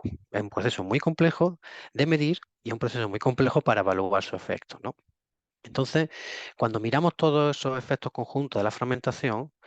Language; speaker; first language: Spanish; native; Spanish